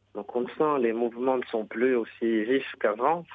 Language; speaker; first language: French; non-native, local second language; Arabic